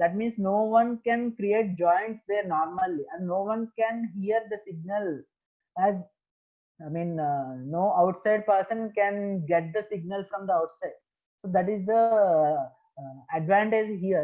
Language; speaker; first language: English; non-native, local second language; Telugu